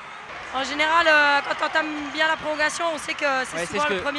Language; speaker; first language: French; native; French